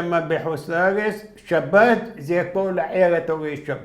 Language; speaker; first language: Hebrew; non-native, fluent; Arabic